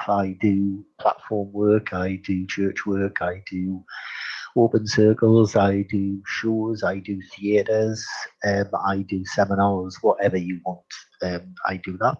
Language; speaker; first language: English; native; English